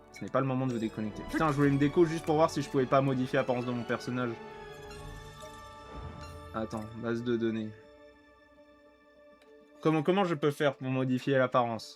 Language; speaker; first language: French; native; French